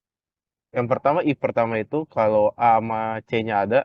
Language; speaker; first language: Indonesian; native; Indonesian